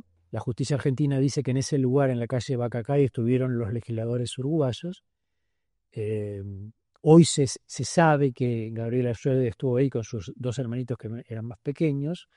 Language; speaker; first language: Spanish; native; Spanish